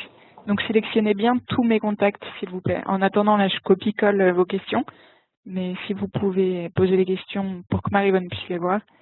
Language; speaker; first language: French; native; French